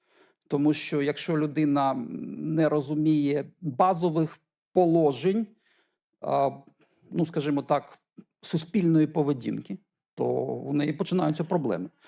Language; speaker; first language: Ukrainian; native; Ukrainian